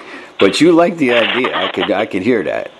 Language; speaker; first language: English; native; English